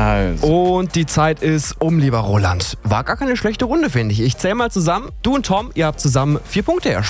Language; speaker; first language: German; native; German